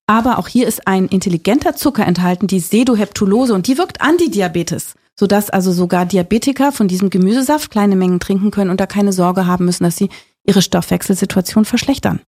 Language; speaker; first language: German; native; German